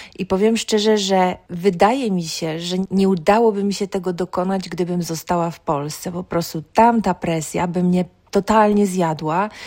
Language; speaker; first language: Polish; native; Polish